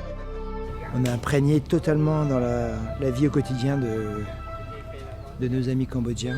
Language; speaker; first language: French; native; French